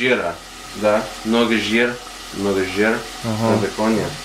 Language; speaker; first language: Russian; non-native, fluent; English